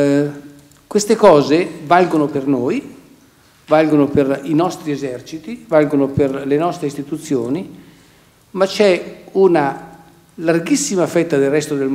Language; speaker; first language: Italian; native; Italian